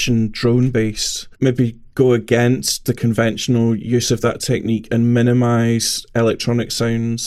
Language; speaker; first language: English; native; English